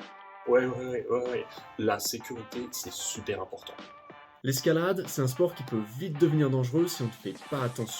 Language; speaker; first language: French; native; French